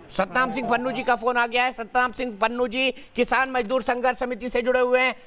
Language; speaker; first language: Hindi; native; Hindi